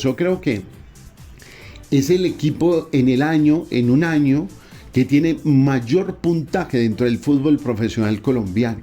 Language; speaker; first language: Spanish; native; Spanish